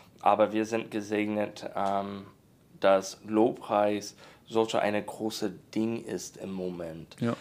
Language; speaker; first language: German; non-native, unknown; English